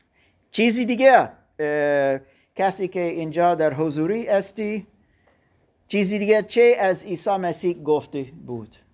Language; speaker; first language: Persian; non-native, learner; German